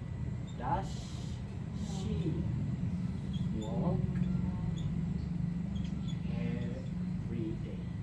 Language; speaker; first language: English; non-native, fluent; Indonesian